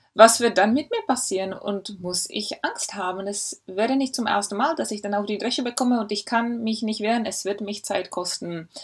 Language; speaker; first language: German; non-native, fluent; Czech